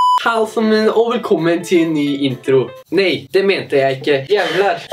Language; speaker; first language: Norwegian; native; Norwegian